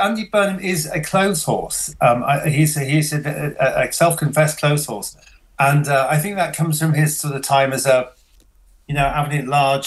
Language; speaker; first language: English; native; English